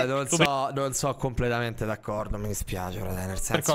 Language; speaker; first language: Italian; native; Italian